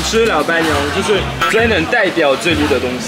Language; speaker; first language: Chinese; non-native, fluent; French